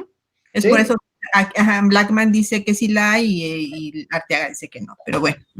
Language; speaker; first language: Spanish; native; Spanish